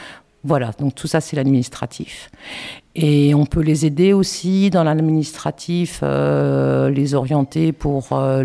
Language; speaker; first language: French; native; French